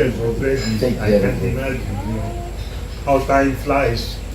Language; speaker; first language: English; non-native, fluent; Greek